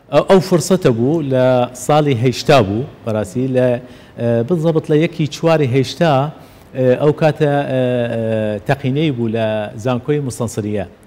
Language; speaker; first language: Central Kurdish; non-native, local second language; Southern Kurdish